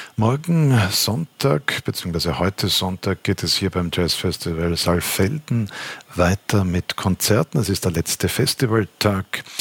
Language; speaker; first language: German; native; German